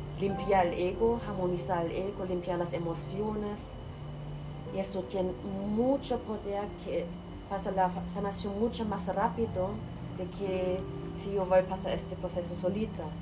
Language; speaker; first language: Spanish; non-native, learner; German